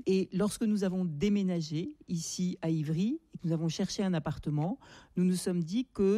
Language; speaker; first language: French; native; French